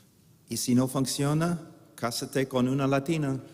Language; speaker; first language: Spanish; non-native, fluent; English